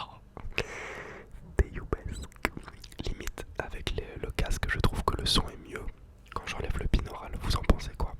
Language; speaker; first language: French; native; French